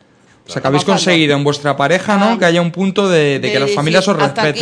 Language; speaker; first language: Spanish; native; Spanish